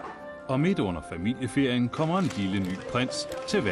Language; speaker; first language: Danish; native; Danish